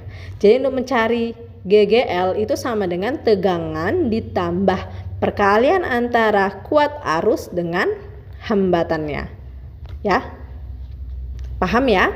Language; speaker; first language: Indonesian; native; Indonesian